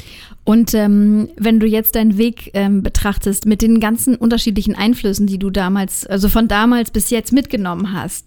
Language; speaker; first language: German; native; German